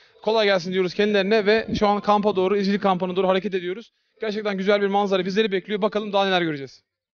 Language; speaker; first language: Turkish; native; Turkish